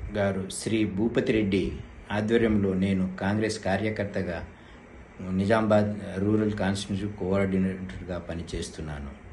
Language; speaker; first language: Telugu; non-native, local second language; Lambadi